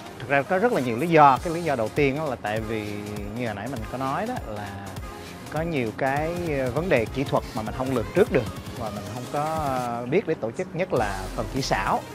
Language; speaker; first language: Vietnamese; early bilingual, heritage; Vietnamese